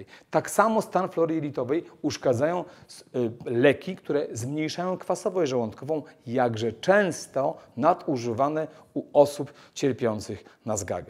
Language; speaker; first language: Polish; native; Polish